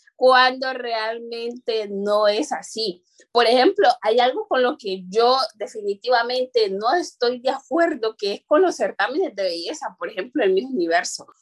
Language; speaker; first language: Spanish; non-native, local second language; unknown